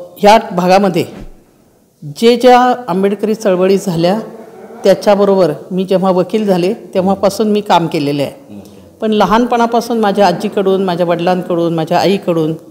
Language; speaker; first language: Marathi; native; Marathi